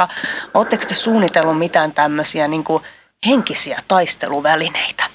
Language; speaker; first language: Finnish; native; Finnish